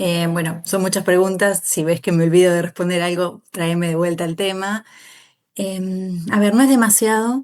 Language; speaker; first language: Spanish; native; Spanish